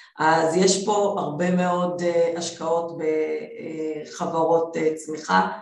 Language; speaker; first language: Hebrew; native; Hebrew